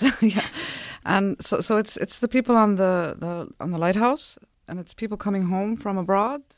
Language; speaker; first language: English; non-native, fluent; Icelandic